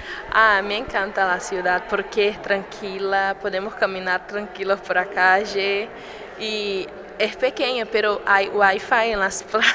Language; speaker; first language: Spanish; non-native, fluent; Portuguese